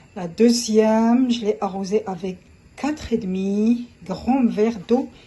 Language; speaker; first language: French; non-native, local second language; Arabic